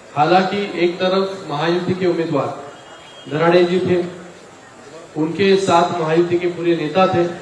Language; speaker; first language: Hindi; non-native, local second language; Marathi